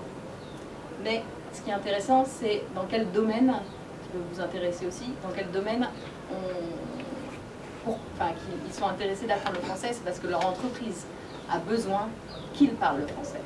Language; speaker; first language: French; native; French